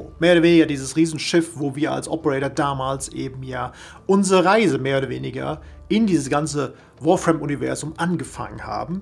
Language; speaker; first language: German; native; German